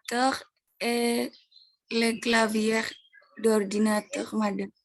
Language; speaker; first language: French; non-native, learner; Indonesian